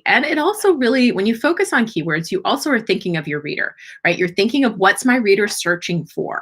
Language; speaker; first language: English; native; English